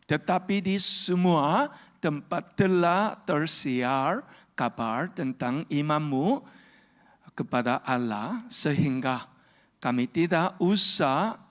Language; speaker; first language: Indonesian; non-native, fluent; Korean